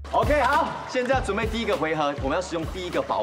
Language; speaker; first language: Chinese; native; Chinese